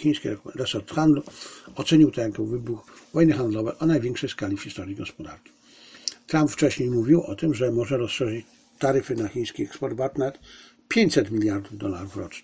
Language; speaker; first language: Polish; native; Polish